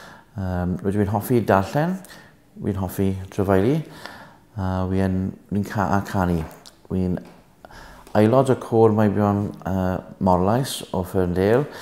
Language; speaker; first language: Welsh; non-native, local second language; English